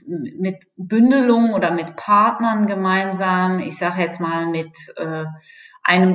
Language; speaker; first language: German; native; German